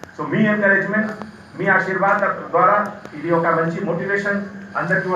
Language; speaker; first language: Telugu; non-native, fluent; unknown